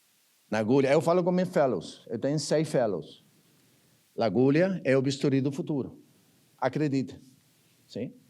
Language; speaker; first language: Portuguese; non-native, learner; Spanish